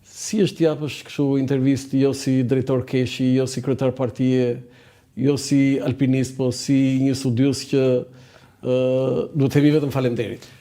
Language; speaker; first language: Albanian; native; Albanian